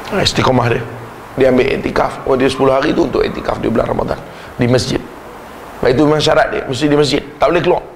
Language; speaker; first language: Malay; native; Malay